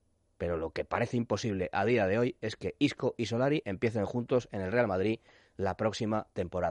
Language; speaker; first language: Spanish; native; Spanish